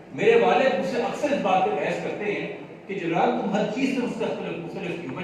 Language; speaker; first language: Urdu; non-native, local second language; Sindhi